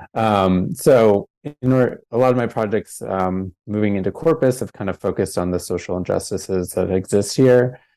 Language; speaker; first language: English; native; English